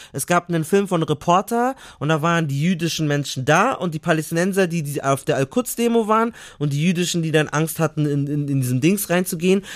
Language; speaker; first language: German; native; German